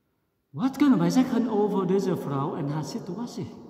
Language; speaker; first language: Dutch; non-native, fluent; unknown